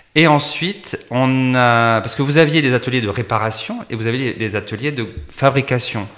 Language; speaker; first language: French; native; French